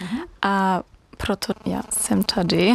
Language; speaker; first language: Czech; non-native, learner; German